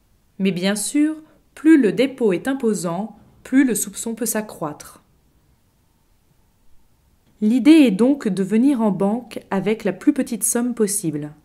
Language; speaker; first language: French; native; French